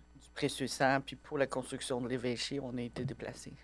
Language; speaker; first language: French; native; French